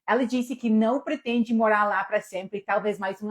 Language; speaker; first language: Portuguese; non-native, fluent; English